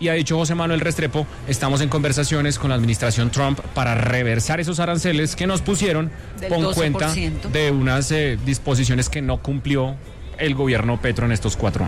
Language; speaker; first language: Spanish; native; Spanish